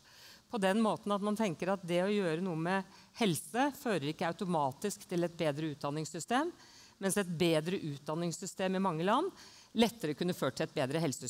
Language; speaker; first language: Norwegian; native; Norwegian